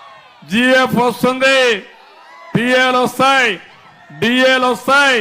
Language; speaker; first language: Telugu; native; Telugu